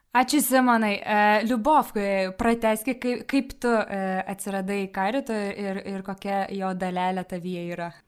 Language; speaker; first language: Lithuanian; native; Lithuanian